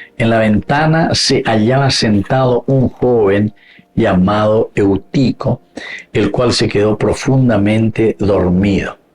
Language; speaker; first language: Spanish; native; Spanish